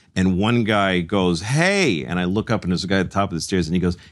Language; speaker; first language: English; native; English